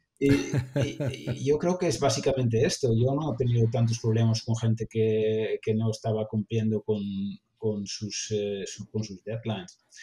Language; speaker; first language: Spanish; non-native, fluent; Dutch